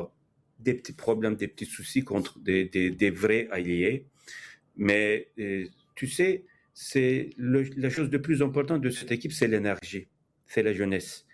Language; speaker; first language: French; non-native, fluent; Turkish